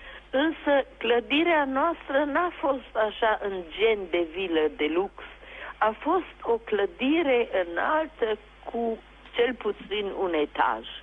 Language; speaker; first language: Romanian; non-native, local second language; German